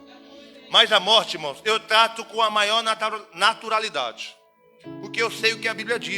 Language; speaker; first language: Portuguese; native; Portuguese